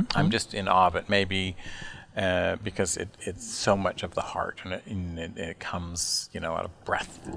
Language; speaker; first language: English; native; English